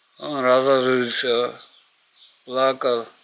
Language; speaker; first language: Russian; non-native, learner; Georgian